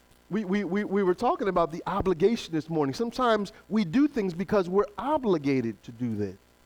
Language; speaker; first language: English; native; English